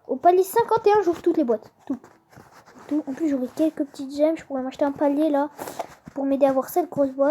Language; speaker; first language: French; native; French